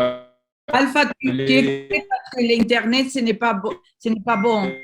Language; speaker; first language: French; non-native, learner; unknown